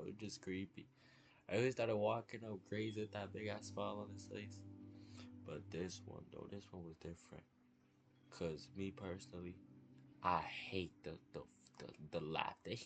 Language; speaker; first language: English; native; English